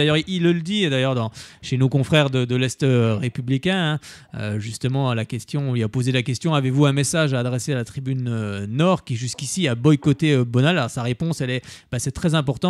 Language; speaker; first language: French; native; French